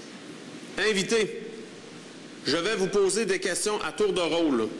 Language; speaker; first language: French; native; French